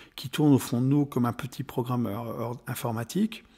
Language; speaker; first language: French; non-native, fluent; German